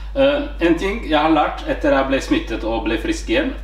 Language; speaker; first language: Norwegian; non-native, fluent; Amharic